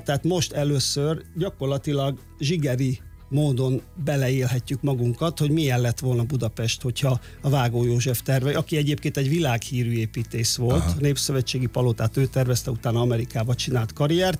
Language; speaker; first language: Hungarian; native; Hungarian